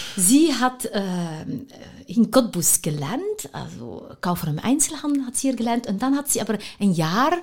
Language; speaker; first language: German; non-native, fluent; Dutch